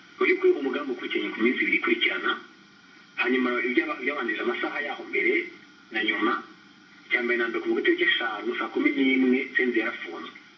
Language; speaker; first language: Kinyarwanda; early bilingual, heritage; Kinyarwanda